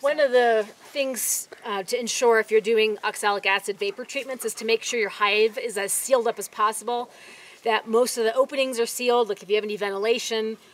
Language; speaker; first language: English; native; English